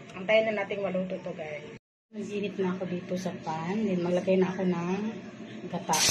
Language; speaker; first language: Filipino; non-native, local second language; Cebuano